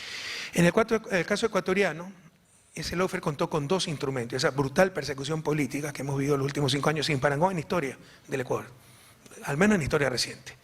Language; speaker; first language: Spanish; native; Spanish